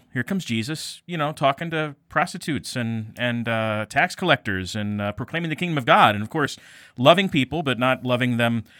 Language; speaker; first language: English; native; English